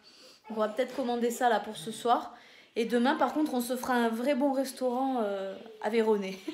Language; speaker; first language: French; native; French